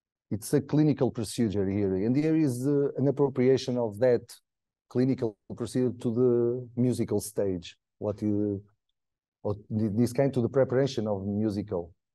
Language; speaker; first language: English; non-native, fluent; Portuguese